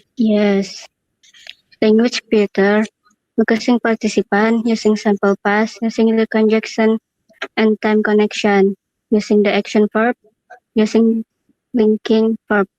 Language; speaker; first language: English; non-native, learner; Indonesian